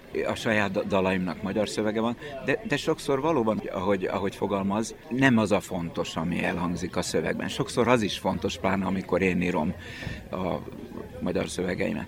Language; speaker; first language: Hungarian; native; Hungarian